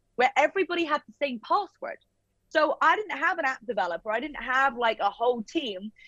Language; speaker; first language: English; native; English